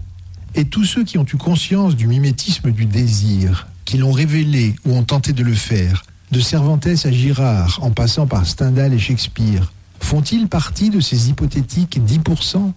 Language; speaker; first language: French; native; French